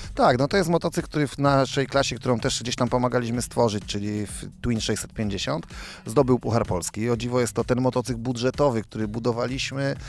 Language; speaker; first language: Polish; native; Polish